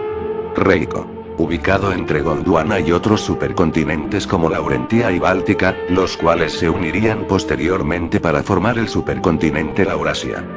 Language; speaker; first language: Spanish; native; Spanish